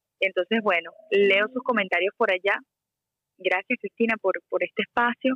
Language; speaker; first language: Spanish; native; Spanish